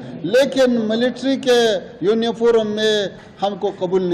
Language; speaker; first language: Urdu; non-native, learner; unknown